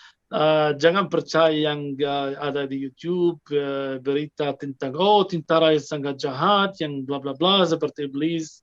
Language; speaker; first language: Indonesian; non-native, fluent; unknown